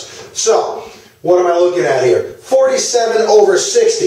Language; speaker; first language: English; native; English